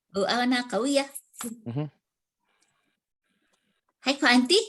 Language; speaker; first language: Arabic; non-native, learner; Malay